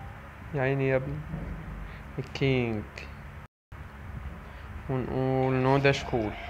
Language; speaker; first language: Arabic; native; Arabic